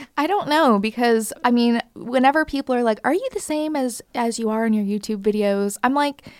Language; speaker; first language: English; native; English